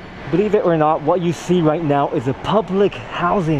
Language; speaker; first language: English; non-native, fluent; Japanese